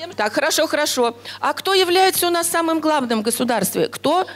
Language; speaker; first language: Russian; non-native, local second language; Tatar